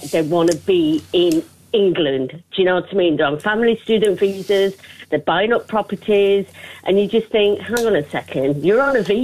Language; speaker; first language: English; native; English